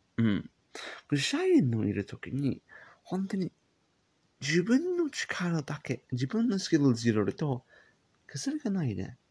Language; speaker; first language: Japanese; non-native, learner; English